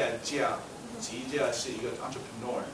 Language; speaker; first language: Chinese; non-native, learner; English